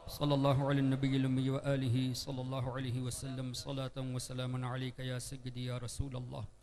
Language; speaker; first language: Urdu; non-native, fluent; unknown